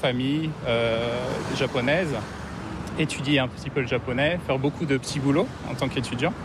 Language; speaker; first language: French; native; French